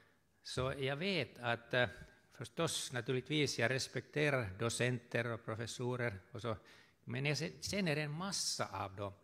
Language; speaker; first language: Swedish; non-native, fluent; Finnish